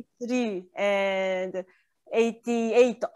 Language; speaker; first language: English; non-native, learner; Japanese